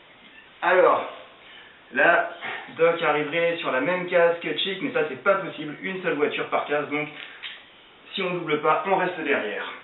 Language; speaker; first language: French; native; French